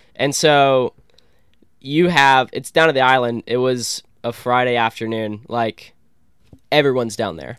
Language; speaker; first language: English; native; English